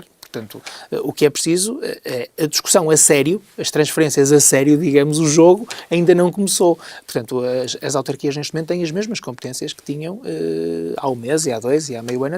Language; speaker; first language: Portuguese; native; Portuguese